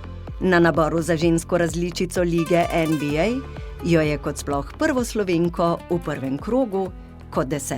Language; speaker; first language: Slovenian; native; Slovenian